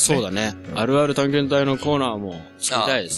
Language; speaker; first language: Japanese; native; Japanese